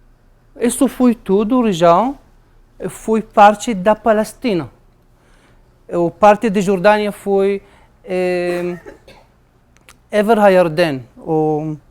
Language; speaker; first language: Portuguese; non-native, learner; Arabic